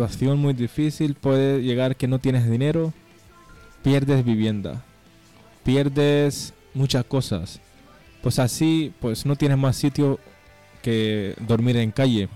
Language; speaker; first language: Spanish; non-native, learner; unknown